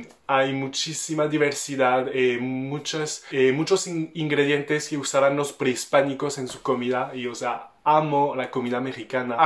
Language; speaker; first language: Spanish; non-native, fluent; French